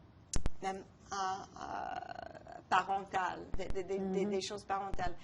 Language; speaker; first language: French; non-native, local second language; English